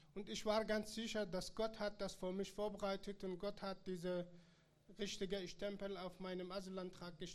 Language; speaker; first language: German; non-native, learner; Persian